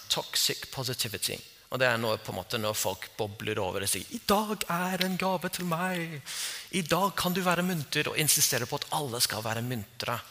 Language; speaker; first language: Norwegian; non-native, fluent; English